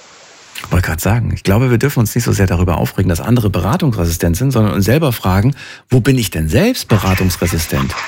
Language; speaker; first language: German; native; German